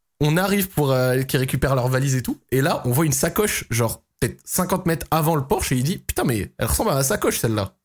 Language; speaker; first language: French; native; French